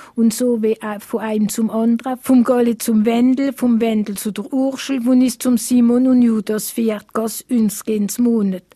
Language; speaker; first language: German; non-native, local second language; Swiss German